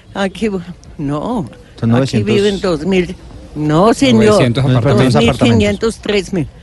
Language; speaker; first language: Spanish; non-native, fluent; German